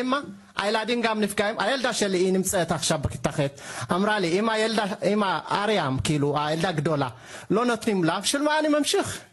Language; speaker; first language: Hebrew; non-native, learner; Tigrinya